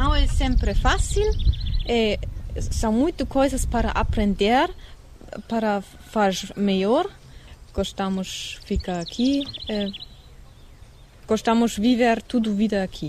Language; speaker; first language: Portuguese; non-native, learner; German